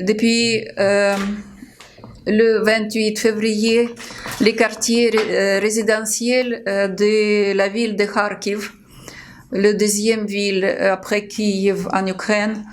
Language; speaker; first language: French; non-native, fluent; Ukrainian